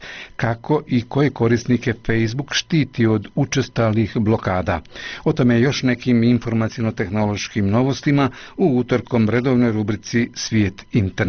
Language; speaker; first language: Croatian; native; Croatian